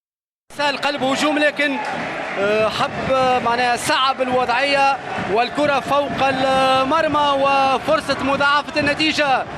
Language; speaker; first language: Arabic; native; Arabic